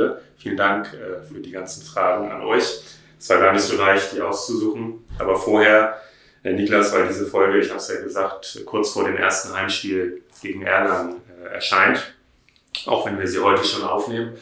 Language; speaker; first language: German; native; German